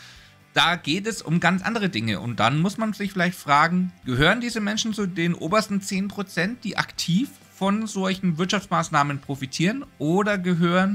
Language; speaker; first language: German; native; German